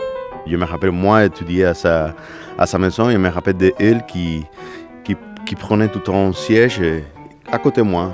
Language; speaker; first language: French; non-native, fluent; Spanish